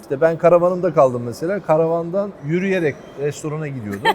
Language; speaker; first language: Turkish; native; Turkish